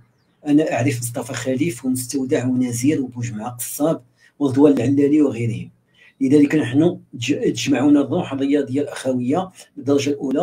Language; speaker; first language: Arabic; native; Arabic